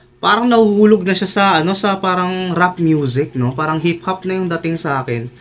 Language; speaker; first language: Filipino; non-native, local second language; Kinaray-a